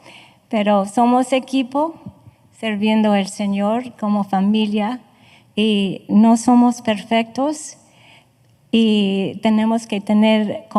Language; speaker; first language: Spanish; non-native, fluent; English